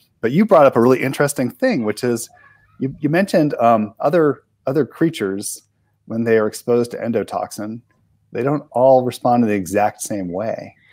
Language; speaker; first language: English; native; English